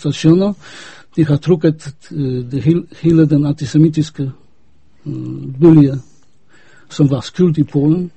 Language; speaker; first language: Danish; non-native, fluent; Polish